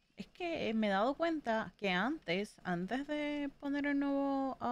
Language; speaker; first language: Spanish; native; Spanish